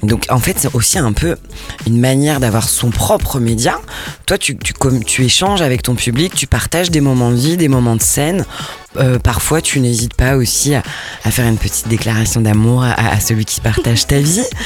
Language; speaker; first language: French; native; French